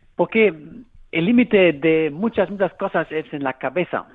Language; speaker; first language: Spanish; non-native, fluent; German